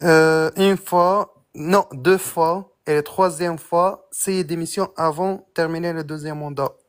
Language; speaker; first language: French; non-native, learner; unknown